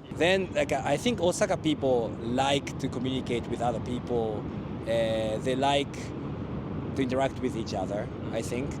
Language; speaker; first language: English; non-native, fluent; Japanese